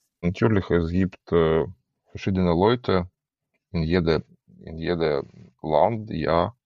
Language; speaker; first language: German; non-native, learner; Ukrainian